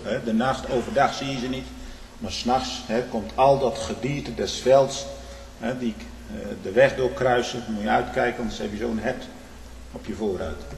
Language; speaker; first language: Dutch; native; Dutch